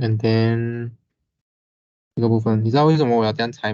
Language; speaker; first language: Chinese; native; Chinese